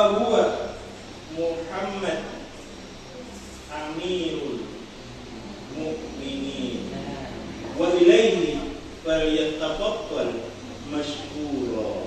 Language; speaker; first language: Arabic; non-native, learner; Indonesian